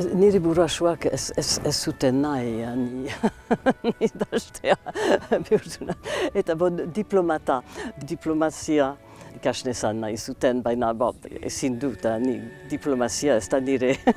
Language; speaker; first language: Basque; non-native, local second language; English